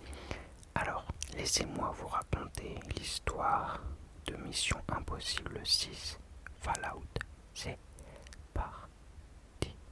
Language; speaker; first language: French; native; French